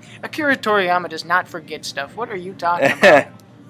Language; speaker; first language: English; native; English